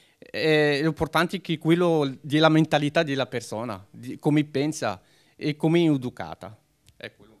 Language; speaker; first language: Italian; non-native, learner; Arabic